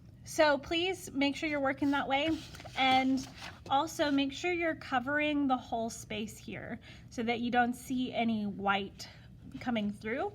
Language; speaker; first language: English; native; English